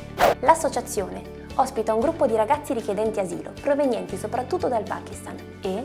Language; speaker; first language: Italian; native; Italian